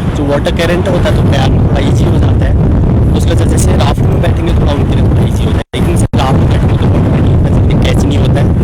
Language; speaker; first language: Hindi; native; Hindi